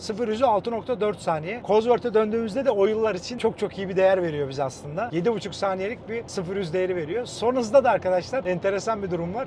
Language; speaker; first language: Turkish; native; Turkish